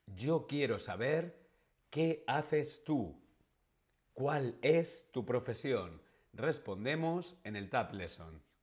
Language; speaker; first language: Spanish; native; Spanish